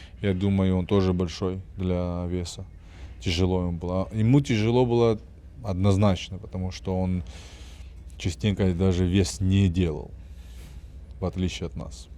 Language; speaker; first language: Russian; non-native, fluent; Georgian